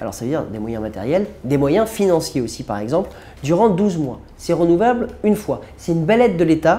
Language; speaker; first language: French; native; French